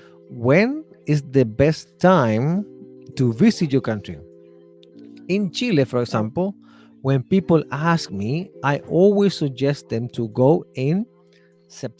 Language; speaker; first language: English; non-native, fluent; Spanish